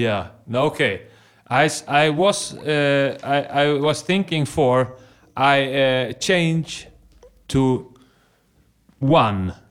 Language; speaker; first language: English; non-native, fluent; Swedish